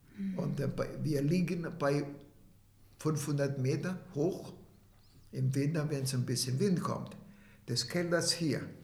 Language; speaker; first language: German; non-native, fluent; Italian